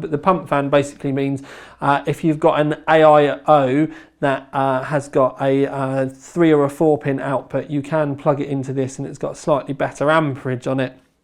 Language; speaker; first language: English; native; English